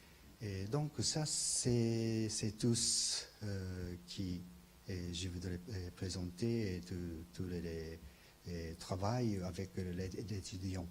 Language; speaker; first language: French; non-native, learner; Japanese